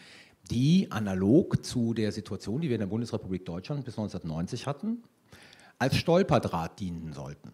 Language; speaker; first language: German; native; German